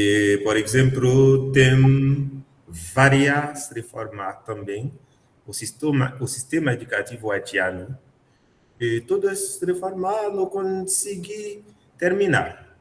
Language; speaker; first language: Portuguese; non-native, learner; Haitian Creole